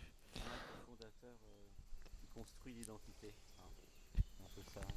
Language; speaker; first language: French; native; French